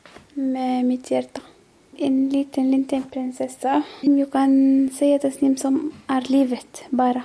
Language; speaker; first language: Swedish; non-native, learner; Arabic